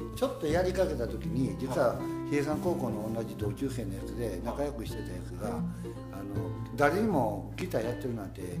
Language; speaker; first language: Japanese; native; Japanese